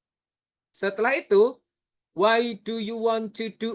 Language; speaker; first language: English; non-native, fluent; Indonesian